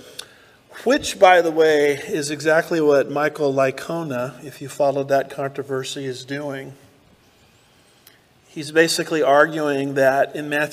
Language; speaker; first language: English; native; English